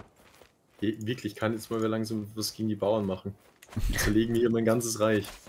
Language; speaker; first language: German; native; German